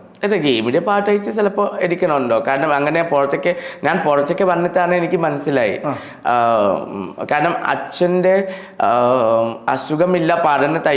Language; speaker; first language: Malayalam; non-native, local second language; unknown